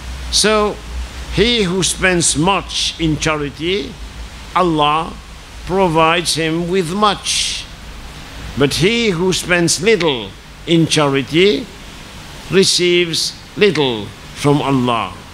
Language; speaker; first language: English; non-native, local second language; Morisyen